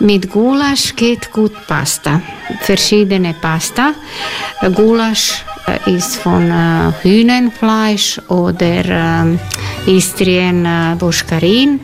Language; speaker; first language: German; non-native, learner; Croatian